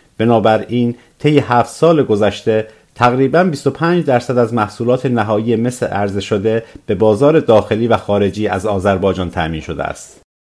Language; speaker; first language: Persian; non-native, local second language; Azerbaijani